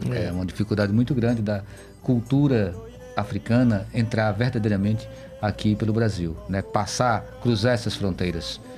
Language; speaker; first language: Portuguese; native; Portuguese